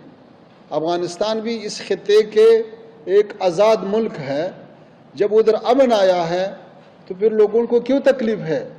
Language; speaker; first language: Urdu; non-native, fluent; Pashto